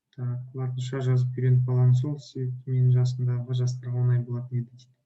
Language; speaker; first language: Kazakh; native; Kazakh